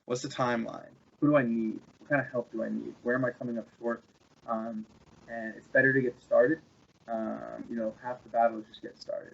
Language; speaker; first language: English; native; English